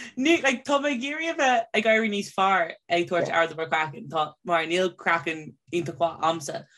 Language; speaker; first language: Irish; non-native, local second language; English